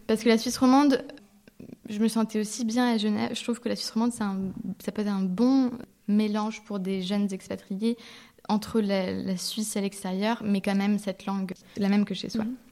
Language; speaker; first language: French; early bilingual, heritage; French